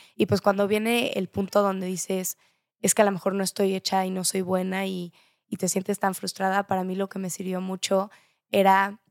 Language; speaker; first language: Spanish; native; Spanish